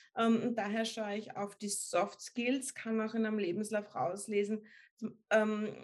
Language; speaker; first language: German; native; German